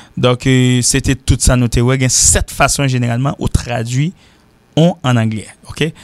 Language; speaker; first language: French; native; French